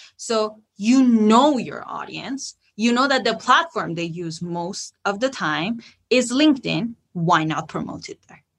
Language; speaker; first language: English; non-native, fluent; Persian